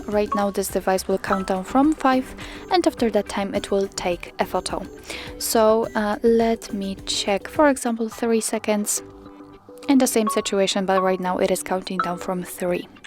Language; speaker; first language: English; non-native, fluent; Polish